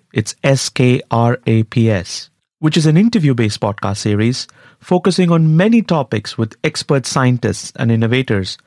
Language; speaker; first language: English; non-native, local second language; Tamil